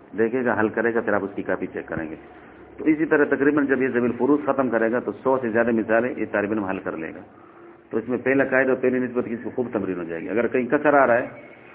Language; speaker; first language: Urdu; non-native, local second language; Northern Hindko